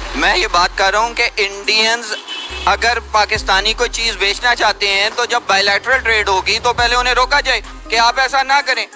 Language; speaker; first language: Urdu; non-native, local second language; Punjabi